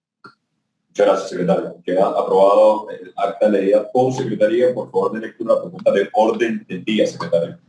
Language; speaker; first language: Spanish; native; Spanish